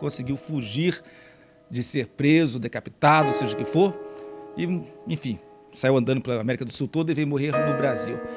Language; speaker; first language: Portuguese; native; Portuguese